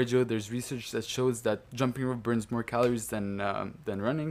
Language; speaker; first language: English; non-native, fluent; Arabic